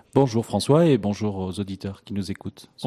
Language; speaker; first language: French; native; French